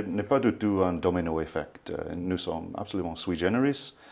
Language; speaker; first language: French; non-native, fluent; English